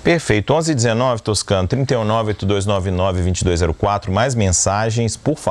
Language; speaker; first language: Portuguese; native; Portuguese